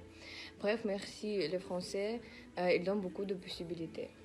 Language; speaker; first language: French; non-native, fluent; Russian